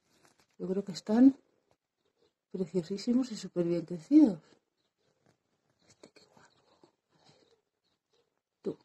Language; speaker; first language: Spanish; native; Spanish